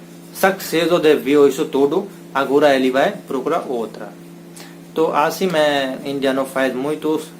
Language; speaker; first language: Portuguese; non-native, learner; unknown